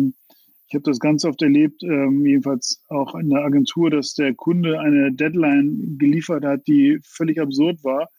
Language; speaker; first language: German; native; German